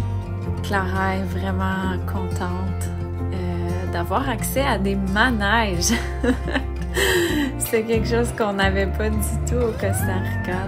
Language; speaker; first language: French; native; French